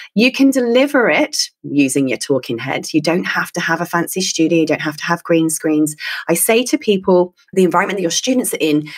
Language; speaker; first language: English; native; English